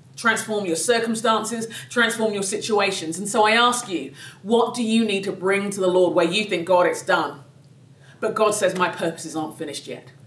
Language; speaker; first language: English; native; English